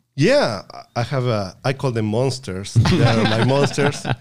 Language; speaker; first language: English; non-native, fluent; Spanish